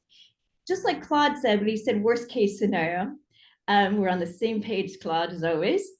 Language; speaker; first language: English; native; English